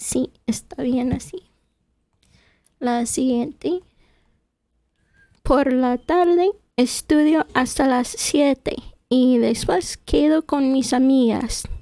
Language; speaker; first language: Spanish; non-native, fluent; English